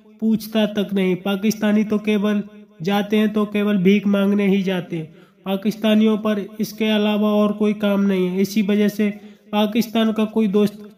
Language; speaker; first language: Hindi; native; Hindi